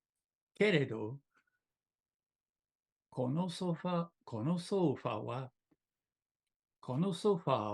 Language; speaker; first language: Japanese; non-native, learner; English